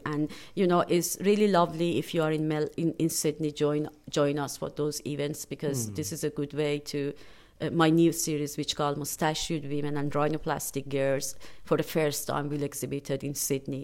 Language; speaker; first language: English; non-native, fluent; Persian